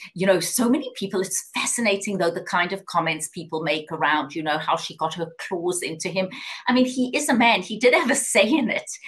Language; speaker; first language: English; native; English